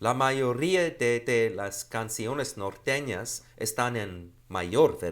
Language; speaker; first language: Spanish; non-native, fluent; English